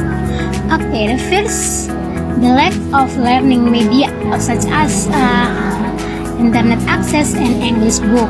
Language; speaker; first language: English; non-native, learner; Indonesian